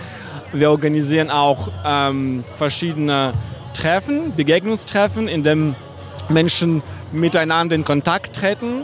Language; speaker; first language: German; non-native, fluent; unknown